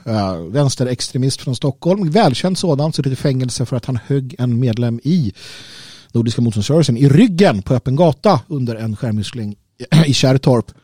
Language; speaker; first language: Swedish; native; Swedish